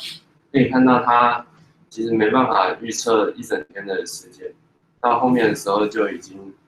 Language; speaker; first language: Chinese; native; Chinese